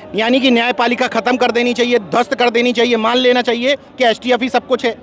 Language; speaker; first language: Hindi; native; Hindi